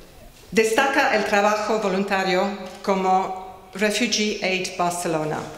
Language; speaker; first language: Spanish; non-native, fluent; English